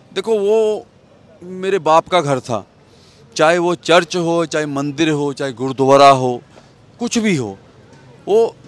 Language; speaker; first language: Hindi; native; Hindi